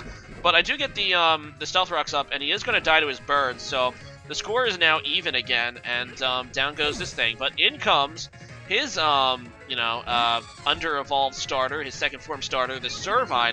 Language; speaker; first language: English; native; English